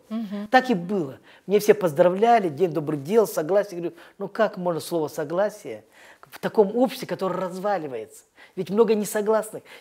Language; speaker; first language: Russian; native; Russian